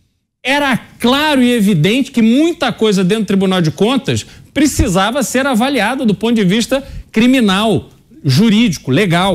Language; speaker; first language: Portuguese; native; Portuguese